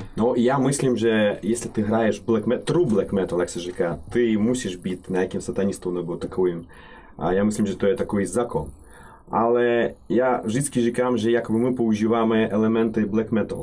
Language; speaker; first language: Czech; non-native, learner; Russian